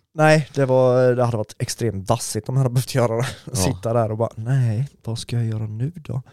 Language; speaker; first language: Swedish; early bilingual, other home language; German